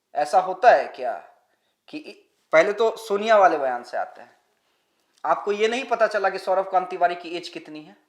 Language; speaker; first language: Hindi; native; Hindi